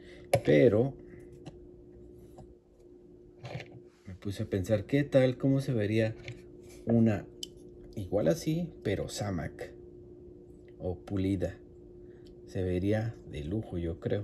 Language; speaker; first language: Spanish; native; Spanish